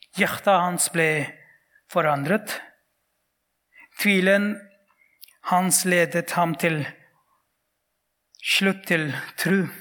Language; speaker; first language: Norwegian; non-native, fluent; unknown